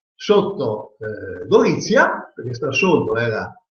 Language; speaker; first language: Italian; native; Italian